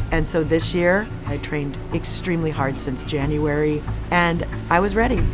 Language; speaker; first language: English; native; English